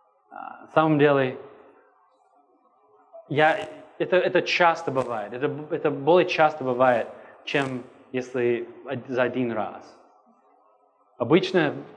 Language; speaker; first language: Russian; non-native, fluent; English